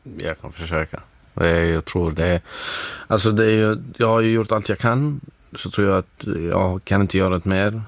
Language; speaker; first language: Swedish; non-native, fluent; Arabic